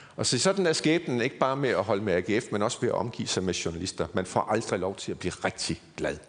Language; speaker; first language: Danish; native; Danish